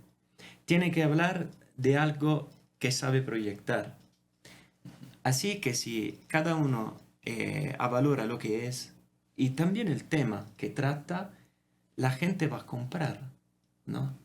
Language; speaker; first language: Spanish; non-native, fluent; Italian